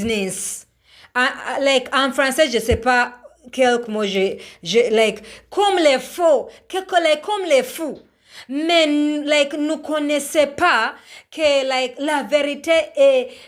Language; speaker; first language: French; non-native, learner; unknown